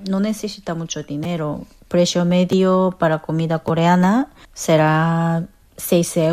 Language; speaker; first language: Spanish; non-native, fluent; Korean